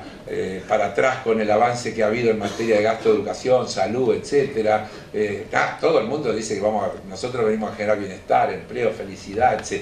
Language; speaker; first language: Spanish; native; Spanish